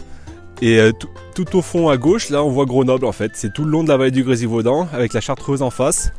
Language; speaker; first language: French; native; French